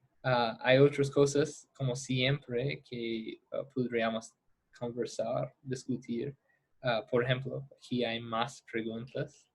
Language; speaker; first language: Spanish; non-native, fluent; English